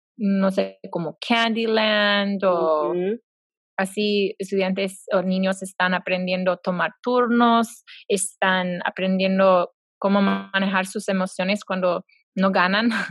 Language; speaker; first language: Spanish; non-native, fluent; English